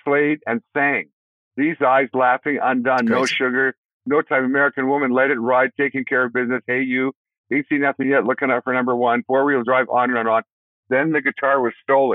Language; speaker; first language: English; native; English